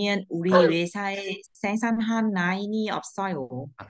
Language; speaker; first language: Korean; non-native, learner; Vietnamese